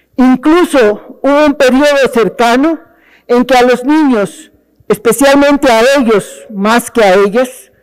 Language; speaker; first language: Spanish; native; Spanish